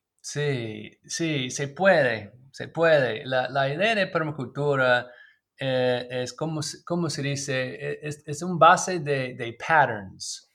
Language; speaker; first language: Spanish; non-native, learner; English